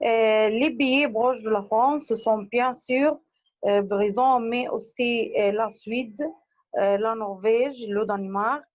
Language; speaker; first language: French; non-native, learner; Arabic